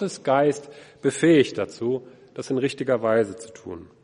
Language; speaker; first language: German; native; German